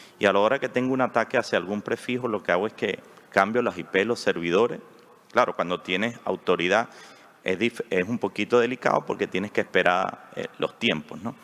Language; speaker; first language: Spanish; native; Spanish